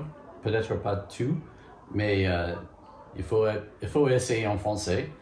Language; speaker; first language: French; non-native, fluent; English